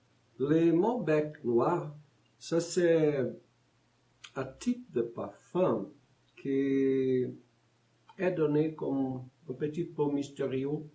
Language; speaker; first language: French; non-native, learner; Portuguese